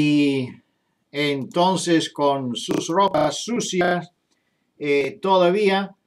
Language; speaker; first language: Spanish; non-native, fluent; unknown